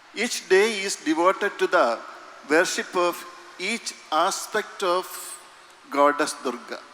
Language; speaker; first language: English; non-native, local second language; Malayalam